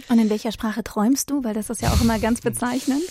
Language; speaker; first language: German; native; German